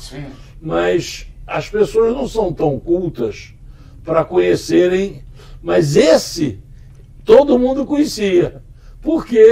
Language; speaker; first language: Portuguese; early bilingual, other home language; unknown